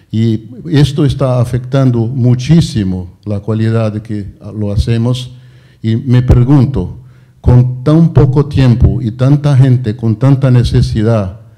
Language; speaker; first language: Spanish; non-native, fluent; Portuguese